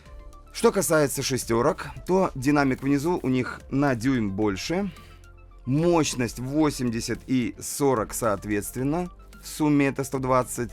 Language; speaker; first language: Russian; native; Russian